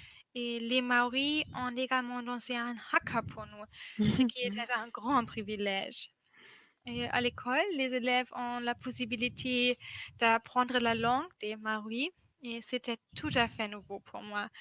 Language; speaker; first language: French; non-native, fluent; German